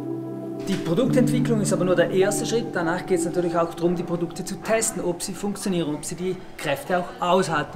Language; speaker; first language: German; native; German